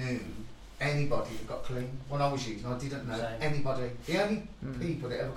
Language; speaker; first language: English; native; English